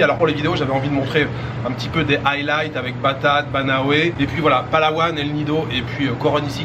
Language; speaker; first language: French; native; French